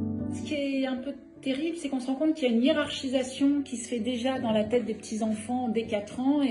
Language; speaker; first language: French; native; French